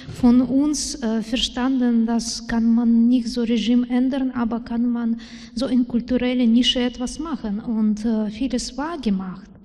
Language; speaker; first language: German; non-native, learner; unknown